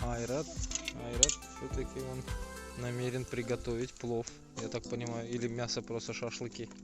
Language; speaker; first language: Russian; native; Russian